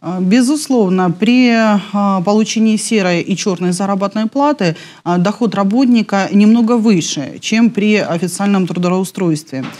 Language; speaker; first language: Russian; native; Russian